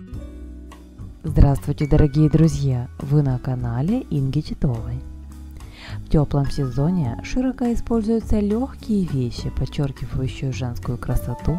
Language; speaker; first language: Russian; native; Russian